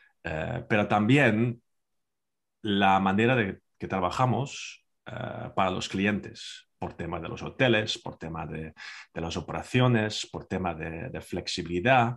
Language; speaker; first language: Spanish; non-native, fluent; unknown